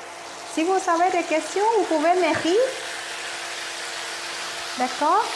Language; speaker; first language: French; non-native, learner; Thai